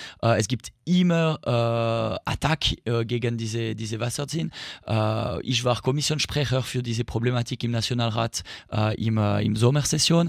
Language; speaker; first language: German; non-native, local second language; French